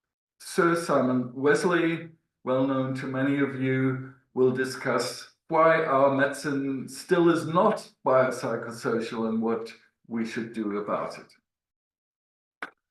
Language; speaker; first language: English; non-native, fluent; German